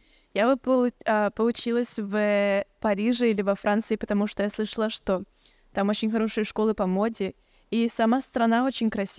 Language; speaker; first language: Russian; early bilingual, heritage; Russian